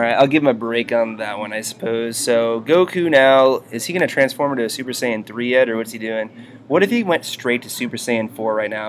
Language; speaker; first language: English; native; English